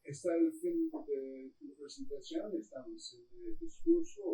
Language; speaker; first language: Spanish; non-native, learner; English